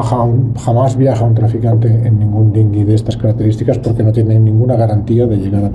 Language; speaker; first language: Spanish; native; Spanish